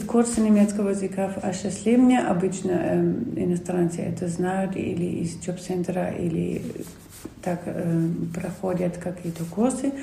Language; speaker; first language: Russian; non-native, fluent; German